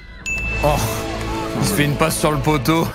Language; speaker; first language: French; native; French